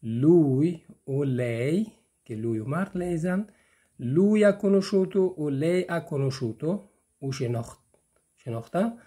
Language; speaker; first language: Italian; non-native, fluent; Persian